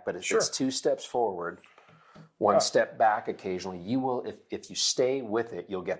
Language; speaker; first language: English; native; English